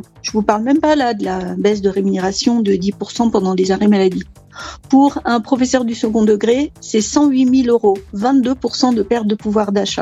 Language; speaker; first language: French; native; French